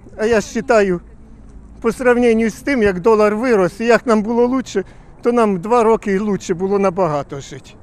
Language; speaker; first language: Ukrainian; native; Ukrainian